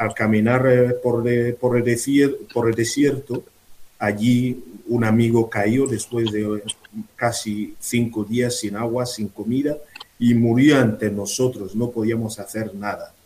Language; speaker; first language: Spanish; non-native, fluent; Igbo